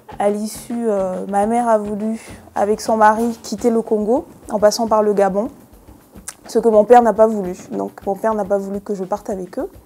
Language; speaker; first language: French; early bilingual, other home language; Lingala